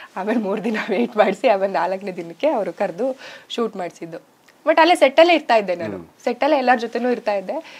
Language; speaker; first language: Kannada; native; Kannada